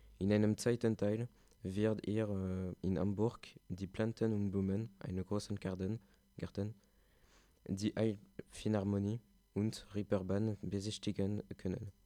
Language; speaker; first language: German; non-native, learner; French